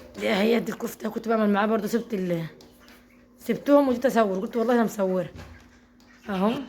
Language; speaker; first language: Egyptian Arabic; native; Egyptian Arabic